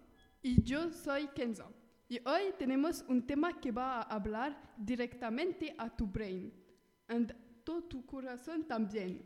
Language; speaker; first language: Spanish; non-native, learner; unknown